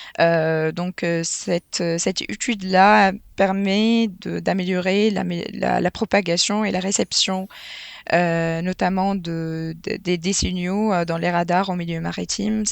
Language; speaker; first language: French; non-native, local second language; Arabic